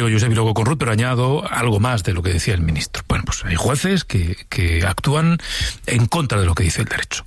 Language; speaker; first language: Spanish; native; Spanish